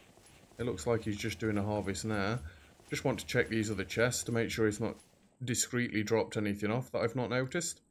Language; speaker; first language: English; native; English